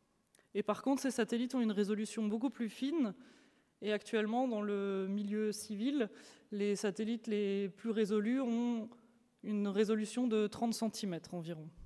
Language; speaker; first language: French; native; French